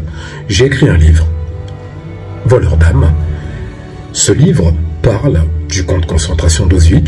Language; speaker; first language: French; native; French